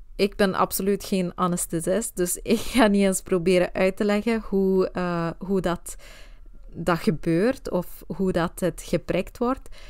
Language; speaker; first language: Dutch; non-native, fluent; Swedish